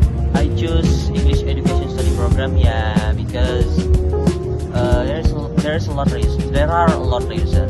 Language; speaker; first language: English; non-native, fluent; Indonesian